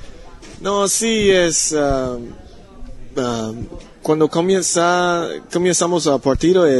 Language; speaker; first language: Spanish; non-native, learner; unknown